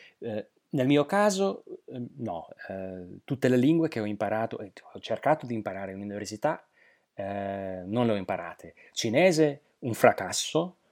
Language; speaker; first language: Italian; non-native, fluent; Slovak